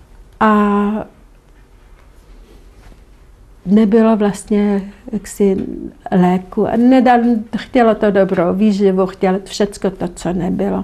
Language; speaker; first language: Czech; non-native, local second language; German